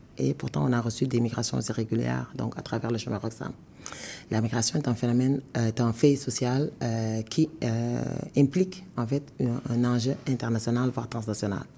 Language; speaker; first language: French; non-native, local second language; Wolof